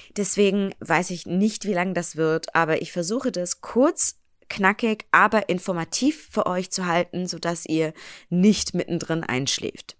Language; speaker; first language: German; early bilingual, other home language; Persian